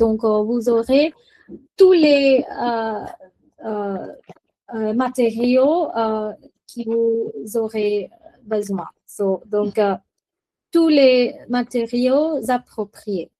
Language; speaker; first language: French; non-native, fluent; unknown